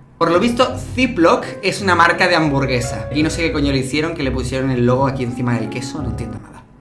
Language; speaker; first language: Spanish; native; Spanish